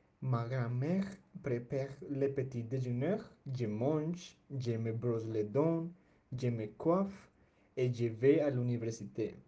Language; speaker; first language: French; non-native, learner; Spanish